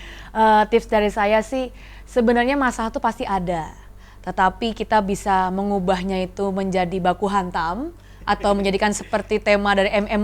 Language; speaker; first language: Indonesian; native; Indonesian